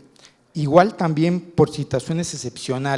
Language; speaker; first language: Spanish; native; Spanish